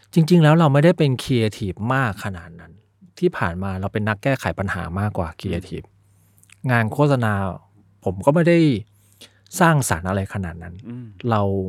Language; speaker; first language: Thai; early bilingual, other home language; Chinese